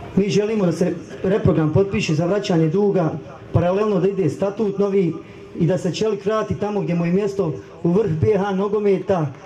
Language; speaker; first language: Croatian; native; Croatian